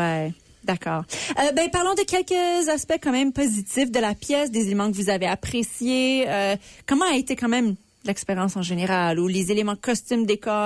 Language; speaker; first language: French; native; French